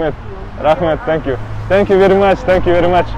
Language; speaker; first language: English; non-native, learner; Kazakh